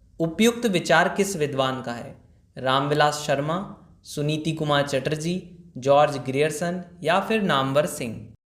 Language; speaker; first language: Hindi; native; Hindi